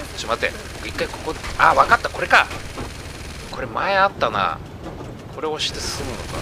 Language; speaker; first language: Japanese; early bilingual, heritage; Japanese